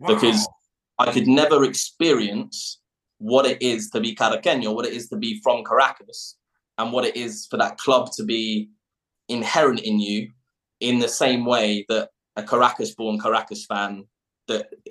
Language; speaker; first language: English; native; English